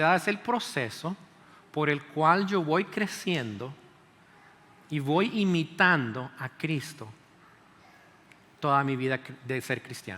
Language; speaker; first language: Spanish; native; Spanish